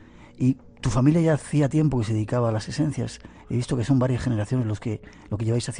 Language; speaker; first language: Spanish; native; Spanish